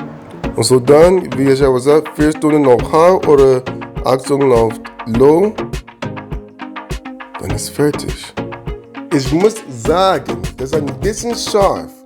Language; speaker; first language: German; non-native, learner; English